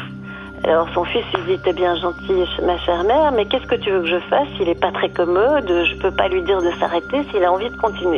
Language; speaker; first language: French; native; French